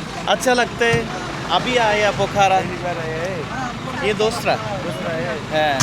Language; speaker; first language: Hindi; non-native, learner; Bangla